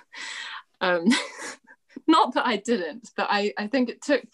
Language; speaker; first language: English; native; English